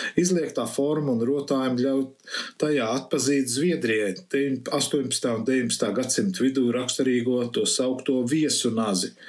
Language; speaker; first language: Latvian; early bilingual, heritage; Latvian